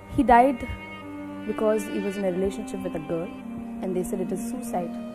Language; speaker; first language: English; non-native, local second language; Telugu